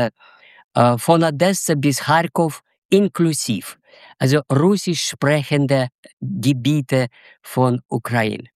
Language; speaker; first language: German; non-native, learner; Russian